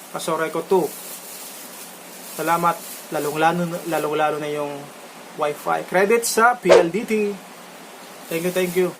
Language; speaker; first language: Filipino; non-native, local second language; Bikol